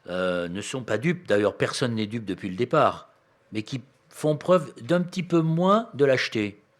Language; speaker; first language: French; native; French